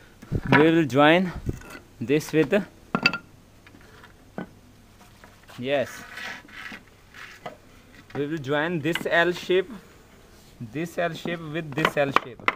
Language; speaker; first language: English; non-native, local second language; Hindi